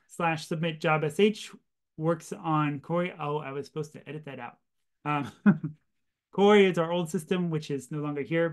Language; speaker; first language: English; native; English